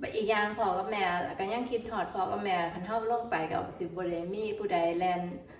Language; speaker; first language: Thai; native; Thai